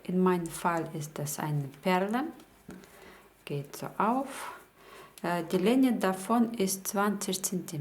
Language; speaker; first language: German; non-native, fluent; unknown